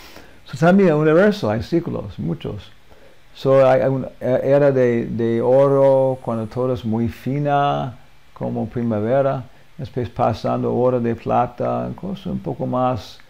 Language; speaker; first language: Spanish; non-native, learner; English